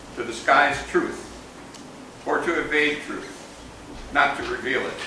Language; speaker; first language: English; native; English